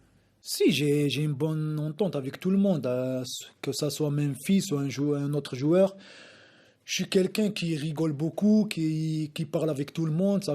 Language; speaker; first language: French; non-native, local second language; Arabic